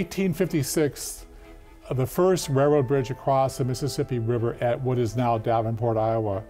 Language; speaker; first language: English; native; English